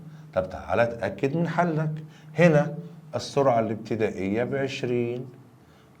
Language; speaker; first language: Arabic; native; Arabic